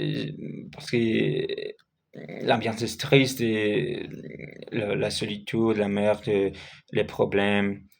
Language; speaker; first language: French; non-native, learner; Spanish